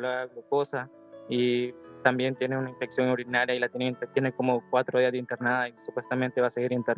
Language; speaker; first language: Spanish; native; Spanish